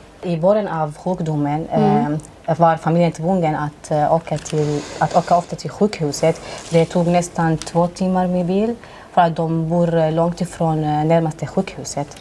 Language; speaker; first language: Swedish; non-native, fluent; Arabic